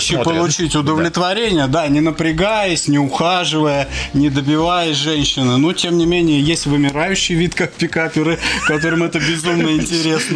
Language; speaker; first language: Russian; native; Russian